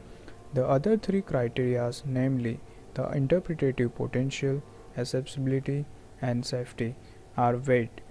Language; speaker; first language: English; non-native, fluent; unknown